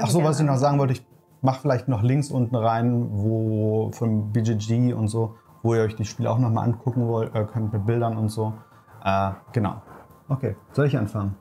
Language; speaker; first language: German; native; German